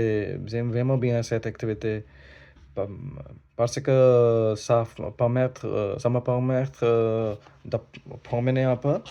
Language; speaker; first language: French; non-native, learner; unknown